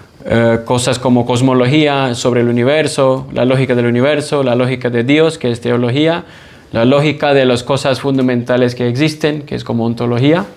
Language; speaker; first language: Spanish; non-native, fluent; English